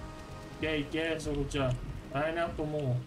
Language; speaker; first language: Japanese; non-native, fluent; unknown